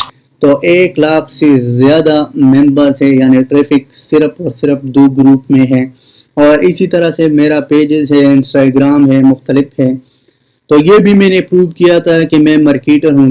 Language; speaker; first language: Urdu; non-native, local second language; Pashto